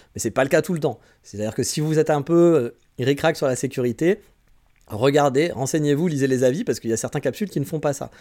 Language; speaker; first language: French; native; French